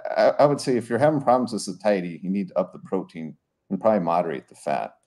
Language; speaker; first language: English; native; English